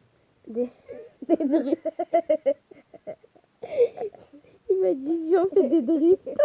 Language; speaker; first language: French; native; French